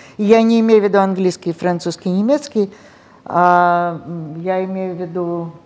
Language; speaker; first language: Russian; native; Russian